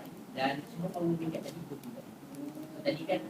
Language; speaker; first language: Malay; native; Malay